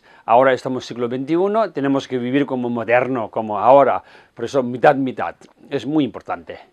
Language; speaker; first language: Spanish; non-native, fluent; Tibetan